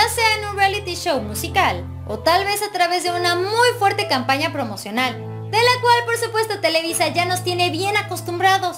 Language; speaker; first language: Spanish; native; Spanish